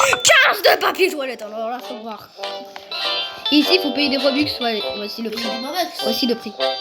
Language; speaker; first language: French; native; French